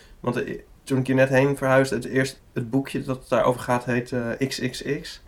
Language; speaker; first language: Dutch; native; Dutch